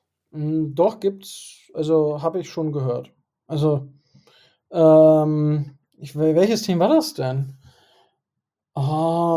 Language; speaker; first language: German; native; German